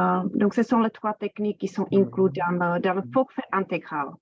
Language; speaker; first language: French; non-native, fluent; Czech